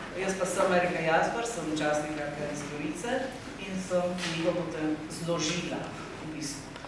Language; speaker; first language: Slovenian; native; Slovenian